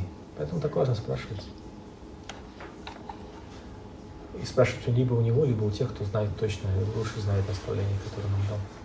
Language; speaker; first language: Russian; native; Russian